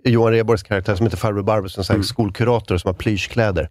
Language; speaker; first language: Swedish; native; Swedish